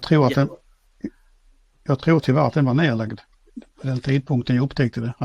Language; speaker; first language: Swedish; native; Swedish